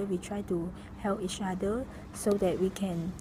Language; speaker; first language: English; non-native, local second language; Malay